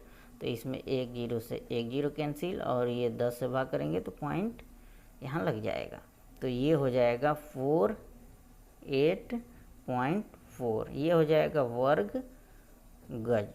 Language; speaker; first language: Hindi; native; Hindi